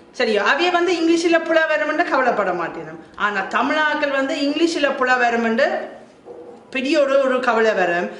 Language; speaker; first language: Tamil; non-native, fluent; German